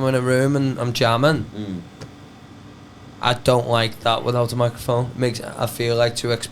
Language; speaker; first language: English; native; English